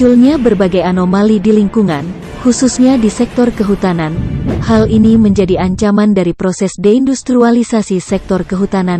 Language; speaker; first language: Indonesian; native; Indonesian